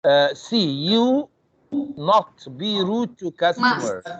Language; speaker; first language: English; non-native, fluent; Arabic